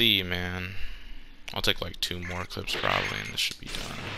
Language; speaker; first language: English; native; English